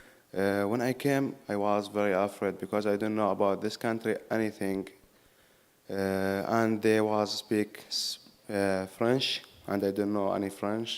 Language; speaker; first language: English; non-native, learner; Arabic